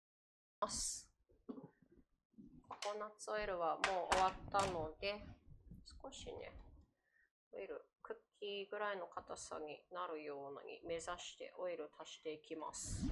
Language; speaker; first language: Japanese; native; Japanese